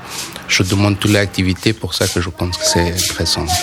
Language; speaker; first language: French; non-native, learner; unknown